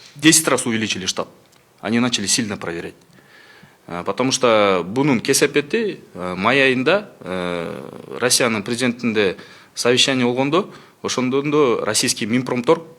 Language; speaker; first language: Russian; non-native, local second language; Kyrgyz